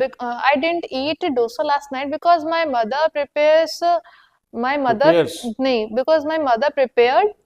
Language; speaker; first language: English; non-native, learner; Hindi